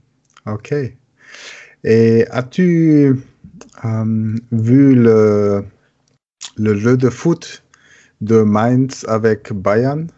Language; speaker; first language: French; non-native, learner; German